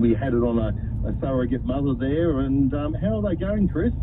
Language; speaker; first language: English; native; English